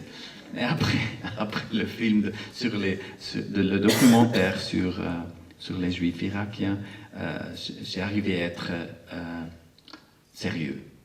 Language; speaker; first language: French; non-native, local second language; Arabic